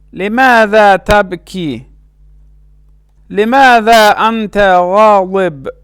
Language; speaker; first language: Arabic; non-native, fluent; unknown